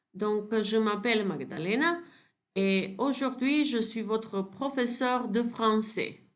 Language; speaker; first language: French; non-native, fluent; Macedonian